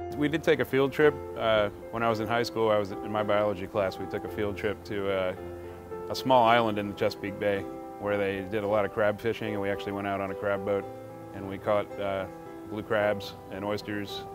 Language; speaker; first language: English; native; English